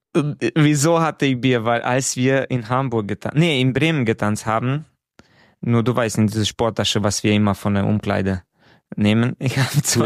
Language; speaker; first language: German; non-native, fluent; Romanian